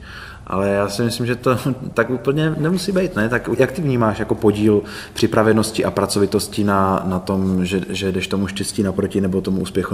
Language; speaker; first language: Czech; native; Czech